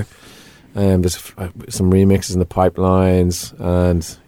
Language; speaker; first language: English; native; English